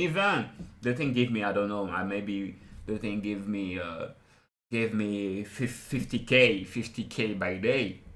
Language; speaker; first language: English; non-native, fluent; French